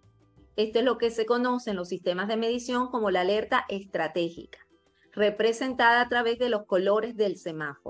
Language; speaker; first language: Spanish; native; Spanish